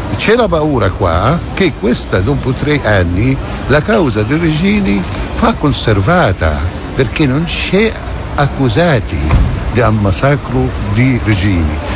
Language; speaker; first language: Italian; non-native, fluent; Arabic